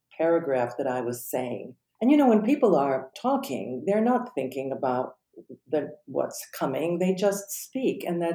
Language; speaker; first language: English; native; English